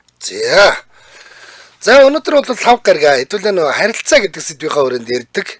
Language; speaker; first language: Mongolian; native; Mongolian